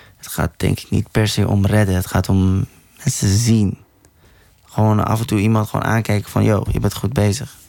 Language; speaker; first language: Dutch; early bilingual, other home language; Persian